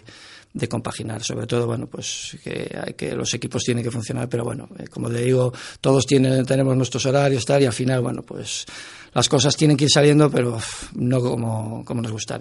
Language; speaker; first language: Spanish; native; Spanish